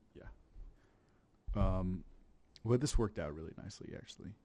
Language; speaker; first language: English; native; English